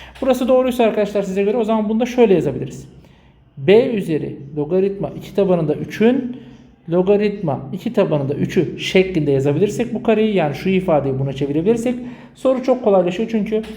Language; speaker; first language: Turkish; native; Turkish